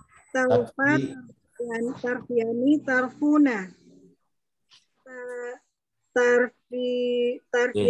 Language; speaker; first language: Arabic; non-native, learner; Indonesian